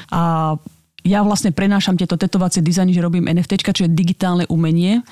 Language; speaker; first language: Slovak; native; Slovak